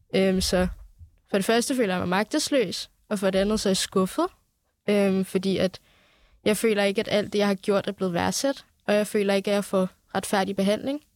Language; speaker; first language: Danish; early bilingual, other home language; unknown